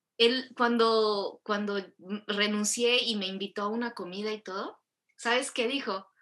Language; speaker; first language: Spanish; early bilingual, other home language; Korean